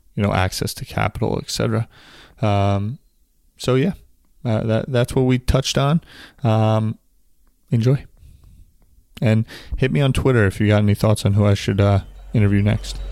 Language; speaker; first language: English; native; English